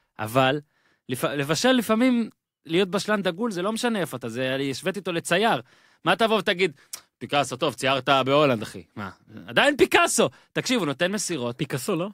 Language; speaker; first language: Hebrew; native; Hebrew